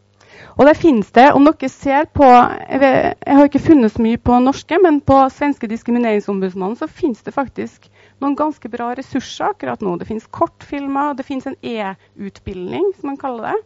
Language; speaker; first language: Norwegian; native; Norwegian